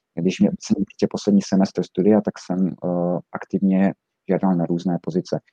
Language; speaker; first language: Czech; native; Czech